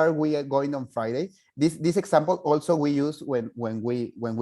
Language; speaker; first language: English; non-native, fluent; Spanish